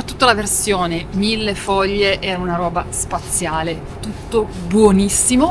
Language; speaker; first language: Italian; native; Italian